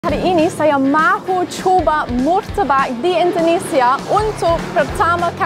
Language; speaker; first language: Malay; non-native, learner; English